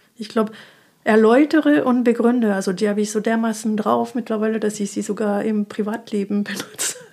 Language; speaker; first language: German; non-native, fluent; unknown